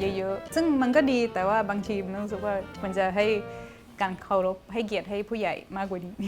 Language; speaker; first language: Thai; non-native, fluent; Portuguese